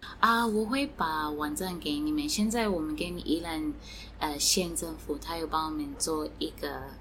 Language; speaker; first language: Chinese; non-native, fluent; Swati